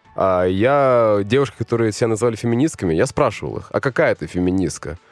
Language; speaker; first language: Russian; native; Russian